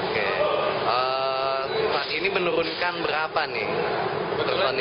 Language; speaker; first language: Indonesian; native; Indonesian